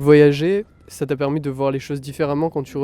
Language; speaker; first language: French; native; French